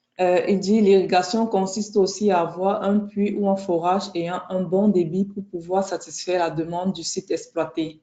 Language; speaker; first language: French; native; French